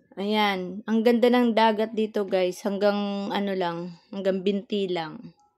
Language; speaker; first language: Filipino; non-native, local second language; Waray